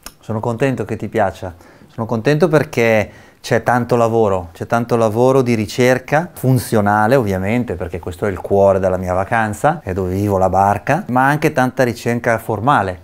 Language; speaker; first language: Italian; native; Italian